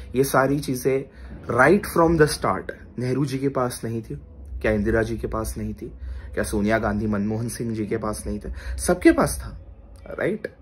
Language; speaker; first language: Hindi; non-native, local second language; Marathi